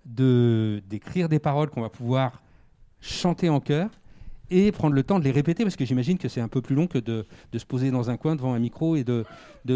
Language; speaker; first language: French; native; French